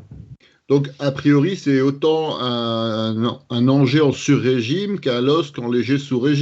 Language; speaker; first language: French; native; French